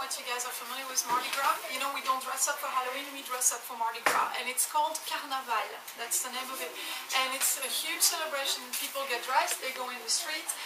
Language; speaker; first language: English; non-native, fluent; French